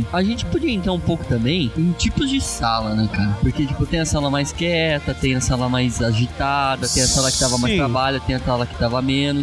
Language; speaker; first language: Portuguese; native; Portuguese